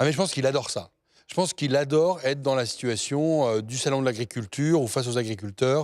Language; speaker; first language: French; native; French